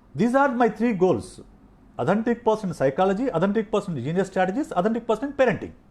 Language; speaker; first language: English; non-native, local second language; Telugu